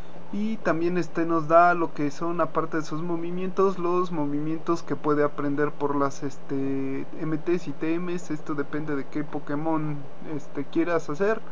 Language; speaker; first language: Spanish; native; Spanish